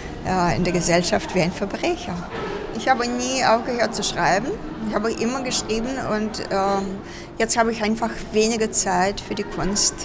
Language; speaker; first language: German; non-native, fluent; Russian